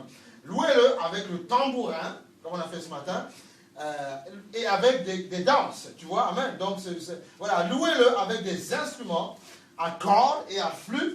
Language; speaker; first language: French; native; French